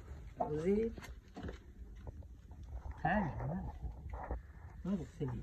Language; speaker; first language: Arabic; native; Arabic